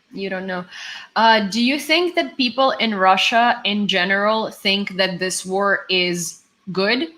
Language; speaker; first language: English; non-native, fluent; Ukrainian